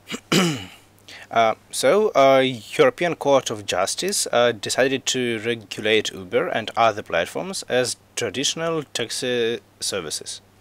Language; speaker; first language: English; non-native, fluent; Russian